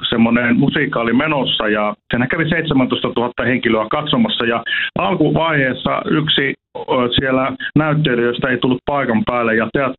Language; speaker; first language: Finnish; native; Finnish